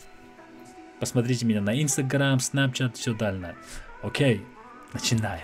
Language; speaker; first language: Russian; non-native, fluent; English